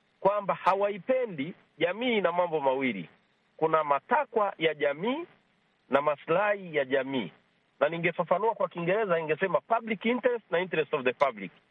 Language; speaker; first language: Swahili; native; Swahili